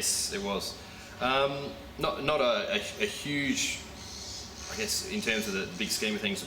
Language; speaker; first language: English; native; English